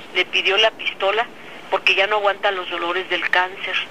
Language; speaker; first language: Spanish; native; Spanish